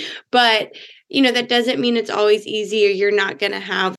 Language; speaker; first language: English; native; English